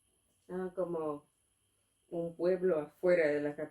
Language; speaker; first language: Spanish; non-native, fluent; English